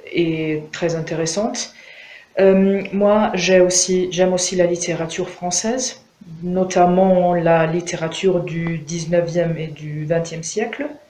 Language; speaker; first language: French; non-native, fluent; Croatian